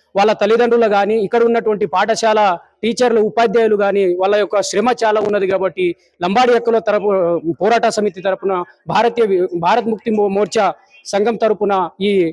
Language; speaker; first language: Telugu; non-native, local second language; Lambadi